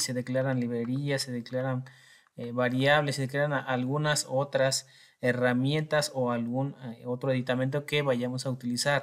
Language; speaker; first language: Spanish; native; Spanish